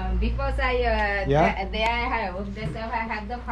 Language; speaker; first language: English; non-native, learner; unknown